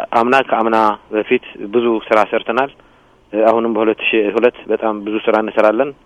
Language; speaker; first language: Amharic; non-native, local second language; Tigrinya